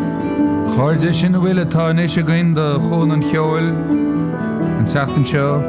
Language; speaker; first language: Irish; native; Irish